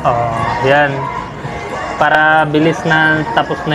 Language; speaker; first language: Filipino; non-native, learner; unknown